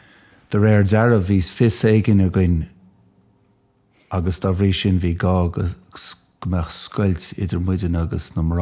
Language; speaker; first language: Irish; native; Irish